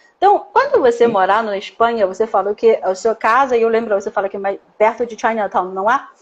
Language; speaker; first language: Portuguese; non-native, learner; Chinese